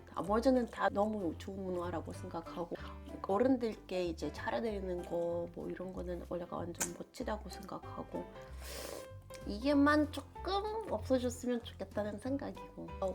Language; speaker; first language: Korean; non-native, fluent; Ukrainian